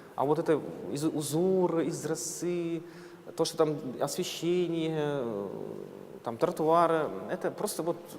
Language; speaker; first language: Russian; non-native, local second language; Yakut